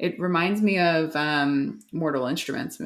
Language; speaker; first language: English; native; English